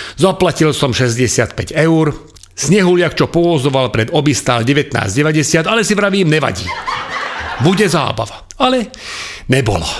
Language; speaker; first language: Slovak; non-native, local second language; Hungarian